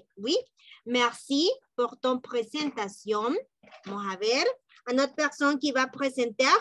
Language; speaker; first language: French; non-native, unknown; Spanish